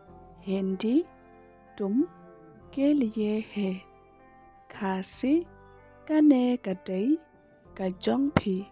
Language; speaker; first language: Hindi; non-native, local second language; Khasi